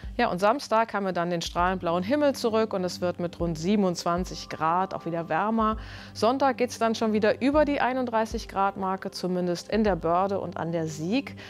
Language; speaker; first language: German; native; German